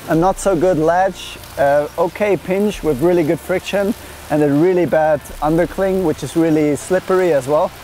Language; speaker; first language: English; non-native, fluent; German